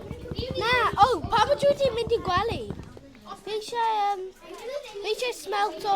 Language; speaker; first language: Welsh; non-native, local second language; English